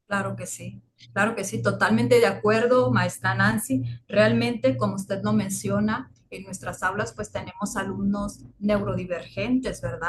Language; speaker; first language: Spanish; native; Spanish